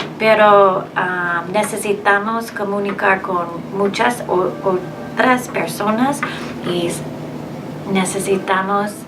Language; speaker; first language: Spanish; non-native, fluent; English